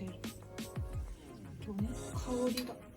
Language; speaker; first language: Japanese; native; Japanese